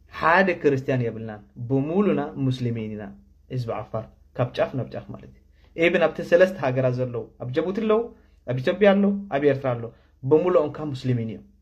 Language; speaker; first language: Tigrinya; non-native, local second language; Afar